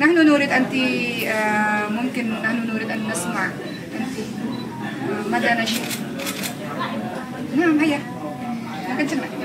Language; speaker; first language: Arabic; non-native, learner; Indonesian